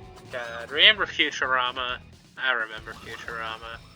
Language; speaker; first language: English; native; English